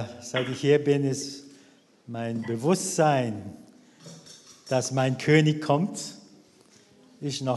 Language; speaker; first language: German; non-native, fluent; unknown